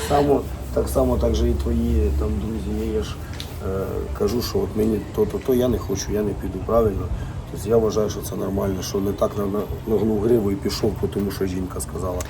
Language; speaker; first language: Ukrainian; non-native, local second language; Russian